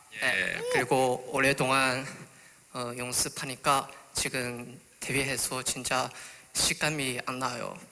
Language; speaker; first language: Korean; non-native, learner; Chinese